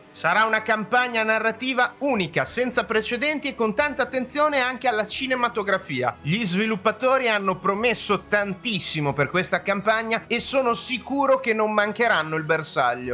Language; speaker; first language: Italian; native; Italian